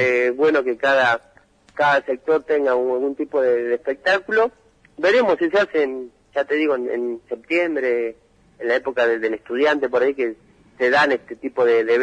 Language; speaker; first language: Spanish; native; Spanish